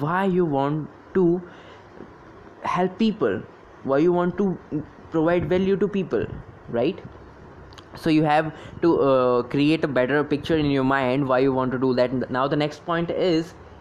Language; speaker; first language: English; non-native, local second language; Hindi